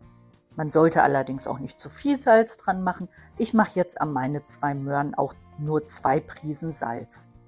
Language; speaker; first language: German; native; German